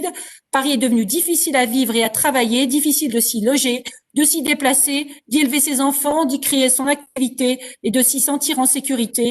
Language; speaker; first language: French; native; French